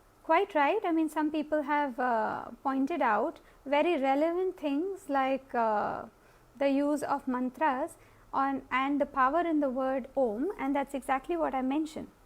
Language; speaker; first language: English; non-native, local second language; Hindi